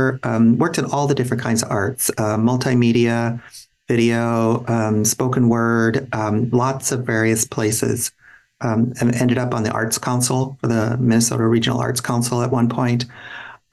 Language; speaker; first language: English; native; English